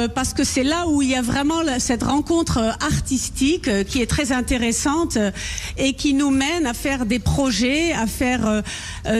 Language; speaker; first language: French; non-native, local second language; Dutch